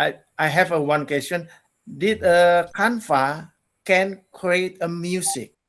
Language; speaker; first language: English; non-native, learner; Indonesian